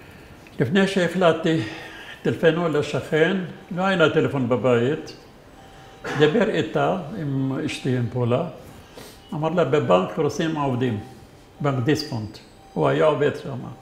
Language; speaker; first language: Hebrew; non-native, fluent; Arabic